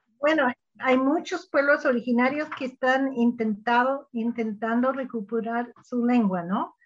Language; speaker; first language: Spanish; non-native, fluent; English